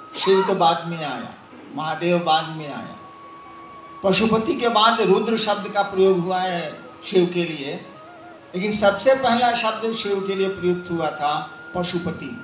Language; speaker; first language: Hindi; native; Hindi